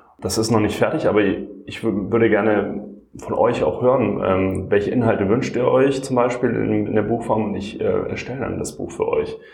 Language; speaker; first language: German; native; German